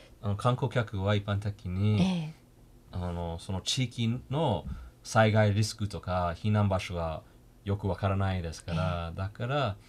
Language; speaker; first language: Japanese; non-native, fluent; English